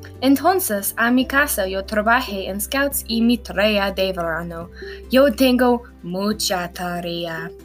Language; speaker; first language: Spanish; non-native, learner; English